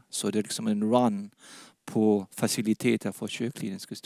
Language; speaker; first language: Swedish; non-native, fluent; Danish